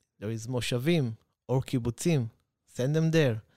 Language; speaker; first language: English; non-native, learner; Hebrew